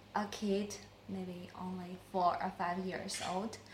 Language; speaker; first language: English; non-native, learner; Chinese